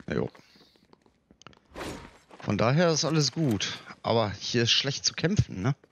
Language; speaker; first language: German; native; German